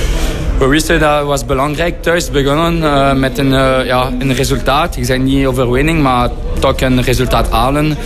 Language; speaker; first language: Dutch; non-native, fluent; French